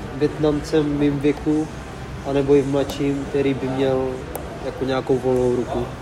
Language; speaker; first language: Czech; early bilingual, other home language; Vietnamese